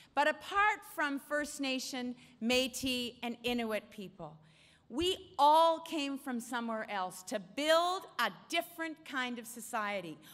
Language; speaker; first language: English; native; English